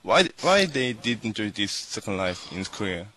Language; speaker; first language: English; non-native, learner; Korean